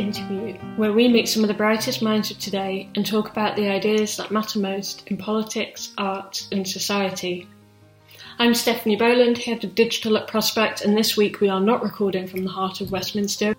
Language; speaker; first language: English; native; English